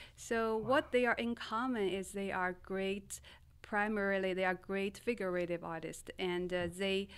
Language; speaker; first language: English; non-native, fluent; Chinese